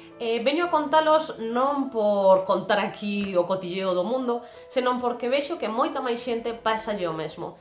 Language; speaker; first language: Galician; non-native, local second language; Spanish